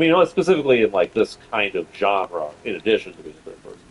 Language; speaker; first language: English; native; English